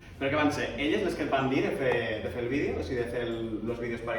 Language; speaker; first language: Catalan; native; Catalan